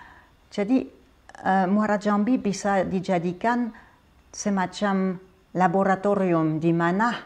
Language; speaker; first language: Indonesian; non-native, fluent; French